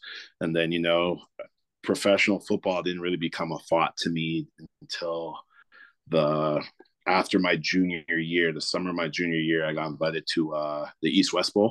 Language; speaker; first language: English; native; English